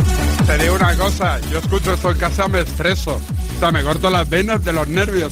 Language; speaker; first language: Spanish; native; Spanish